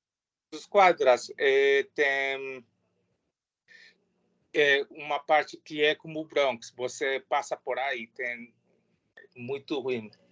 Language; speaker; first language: Portuguese; non-native, learner; Spanish